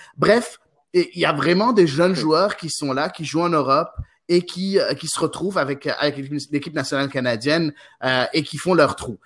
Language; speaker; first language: French; non-native, local second language; Arabic